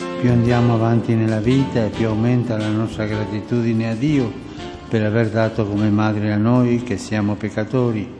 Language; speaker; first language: Italian; early bilingual, heritage; Spanish